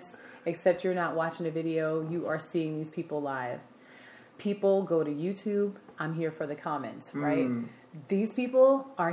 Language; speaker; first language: English; native; English